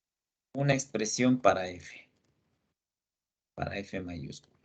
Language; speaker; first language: Spanish; native; Spanish